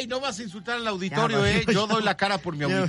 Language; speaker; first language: Spanish; native; Spanish